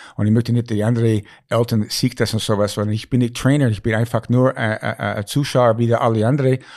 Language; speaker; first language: German; non-native, fluent; English